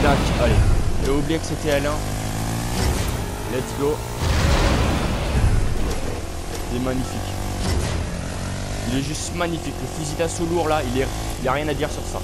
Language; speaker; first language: French; native; French